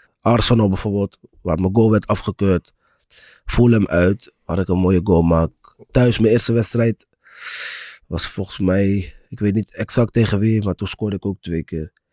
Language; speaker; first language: Dutch; native; Dutch